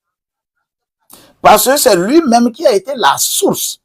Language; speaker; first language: French; non-native, local second language; Ewe